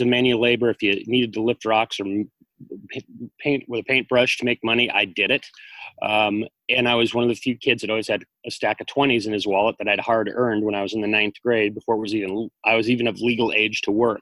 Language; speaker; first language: English; native; English